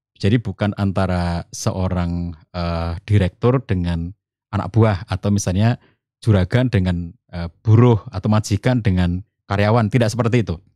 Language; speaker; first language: Indonesian; native; Indonesian